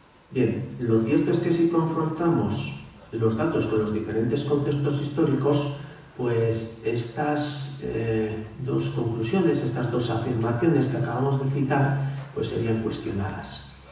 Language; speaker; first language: Spanish; non-native, local second language; Basque